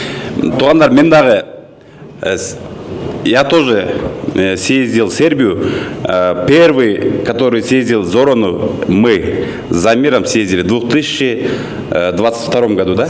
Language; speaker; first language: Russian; non-native, local second language; Kyrgyz